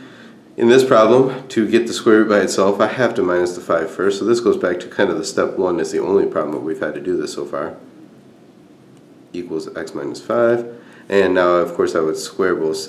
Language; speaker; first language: English; native; English